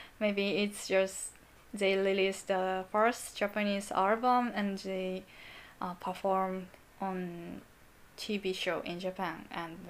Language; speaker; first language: English; non-native, learner; Japanese